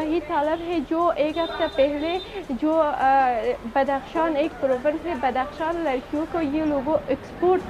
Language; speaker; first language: Hindi; non-native, fluent; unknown